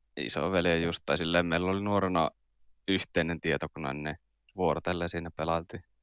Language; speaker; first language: Finnish; native; Finnish